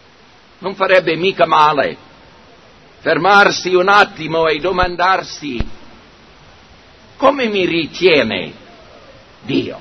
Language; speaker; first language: Italian; non-native, fluent; English